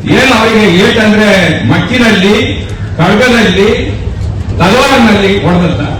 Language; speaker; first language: Kannada; native; Kannada